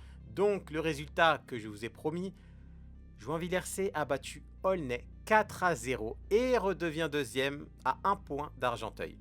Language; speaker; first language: French; native; French